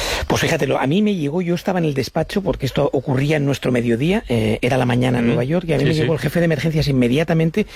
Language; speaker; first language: Spanish; native; Spanish